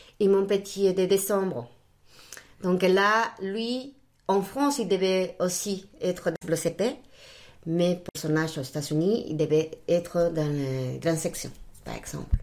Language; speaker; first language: French; non-native, fluent; Spanish